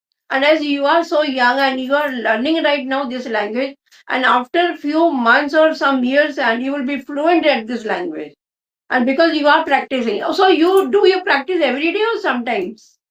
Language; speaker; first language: English; non-native, local second language; Hindi